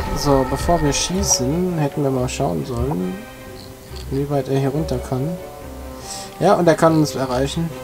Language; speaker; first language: German; native; German